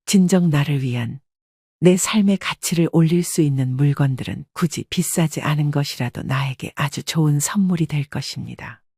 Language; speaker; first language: Korean; native; Korean